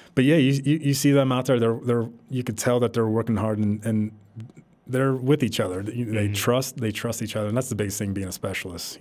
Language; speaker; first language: English; native; English